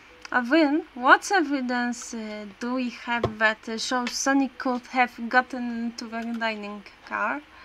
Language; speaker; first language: English; non-native, learner; Polish